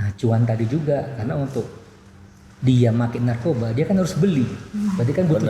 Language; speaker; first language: Indonesian; non-native, local second language; Banjar